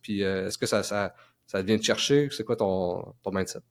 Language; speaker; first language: French; native; French